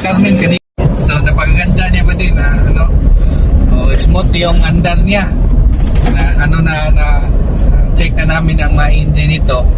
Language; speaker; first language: Filipino; non-native, local second language; Cebuano